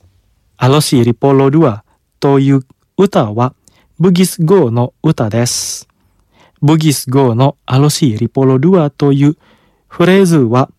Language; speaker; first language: Japanese; non-native, fluent; Indonesian